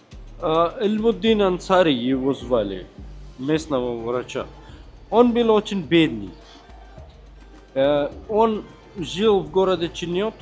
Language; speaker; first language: Russian; non-native, fluent; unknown